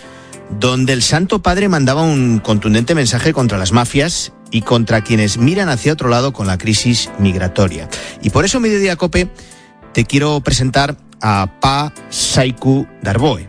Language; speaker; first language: Spanish; native; Spanish